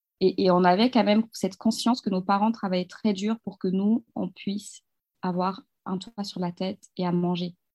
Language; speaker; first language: French; non-native, local second language; Fula